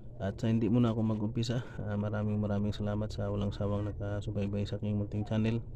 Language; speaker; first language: Filipino; non-native, local second language; Cebuano